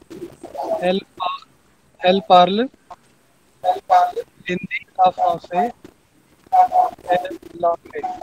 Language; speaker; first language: French; non-native, learner; Hindi